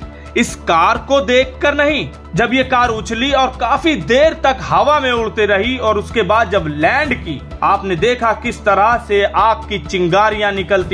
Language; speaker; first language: Hindi; native; Hindi